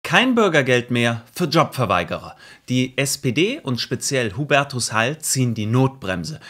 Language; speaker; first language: German; native; German